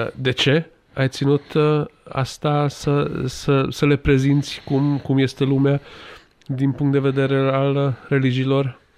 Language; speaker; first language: Romanian; non-native, local second language; Hungarian